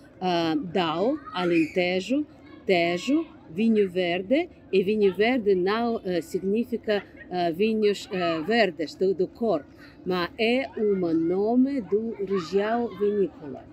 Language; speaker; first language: Portuguese; non-native, learner; English